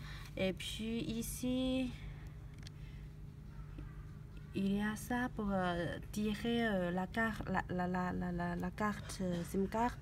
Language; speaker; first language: French; non-native, learner; Chinese